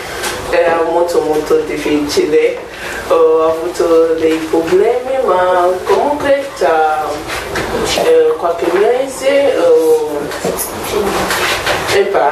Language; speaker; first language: Italian; non-native, learner; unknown